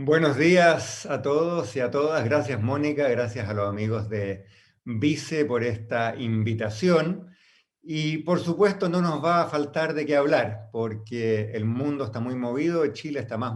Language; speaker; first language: Spanish; native; Spanish